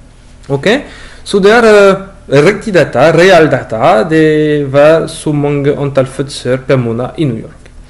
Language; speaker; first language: Norwegian; non-native, learner; French